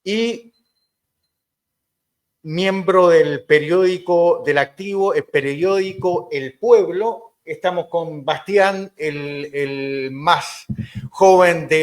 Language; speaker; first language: Spanish; native; Spanish